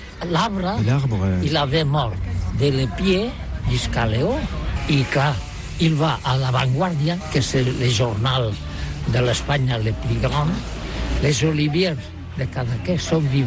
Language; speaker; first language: French; non-native, learner; Catalan